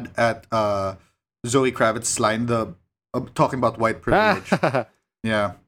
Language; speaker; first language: English; non-native, local second language; Cebuano